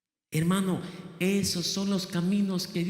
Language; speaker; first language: Spanish; native; Spanish